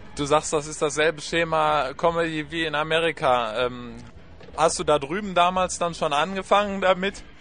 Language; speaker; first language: German; native; German